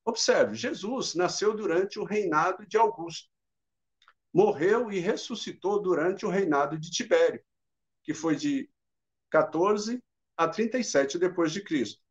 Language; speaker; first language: Portuguese; native; Portuguese